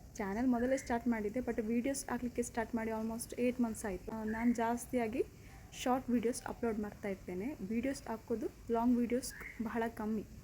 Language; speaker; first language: Kannada; native; Kannada